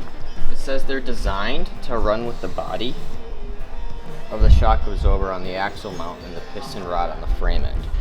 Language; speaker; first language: English; native; English